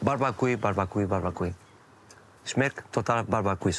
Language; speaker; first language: German; non-native, learner; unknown